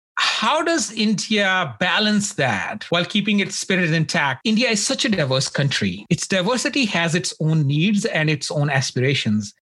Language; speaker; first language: English; non-native, local second language; Punjabi